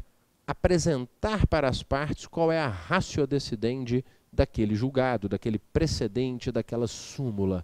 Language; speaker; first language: Portuguese; native; Portuguese